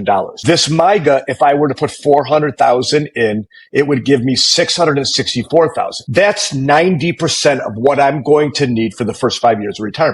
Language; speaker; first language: English; native; English